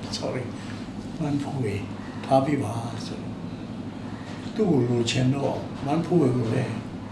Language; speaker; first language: Burmese; non-native, local second language; Tedim Chin